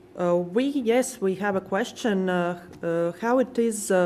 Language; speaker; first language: English; non-native, fluent; Latvian